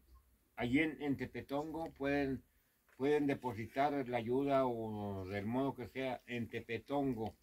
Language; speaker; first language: Spanish; native; Spanish